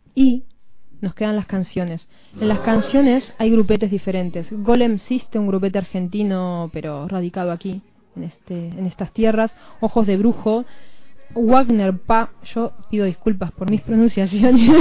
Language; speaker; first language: Spanish; native; Spanish